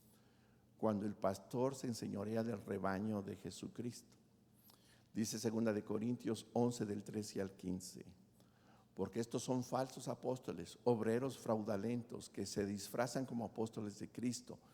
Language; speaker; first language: Spanish; native; Spanish